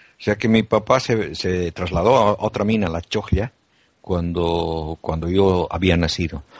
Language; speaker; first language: Spanish; native; Spanish